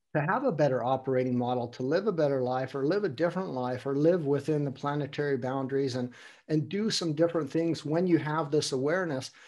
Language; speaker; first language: English; native; English